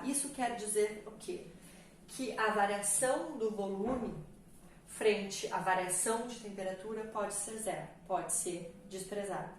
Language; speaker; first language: Portuguese; native; Portuguese